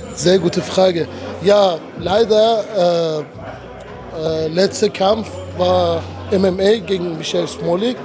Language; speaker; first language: German; non-native, fluent; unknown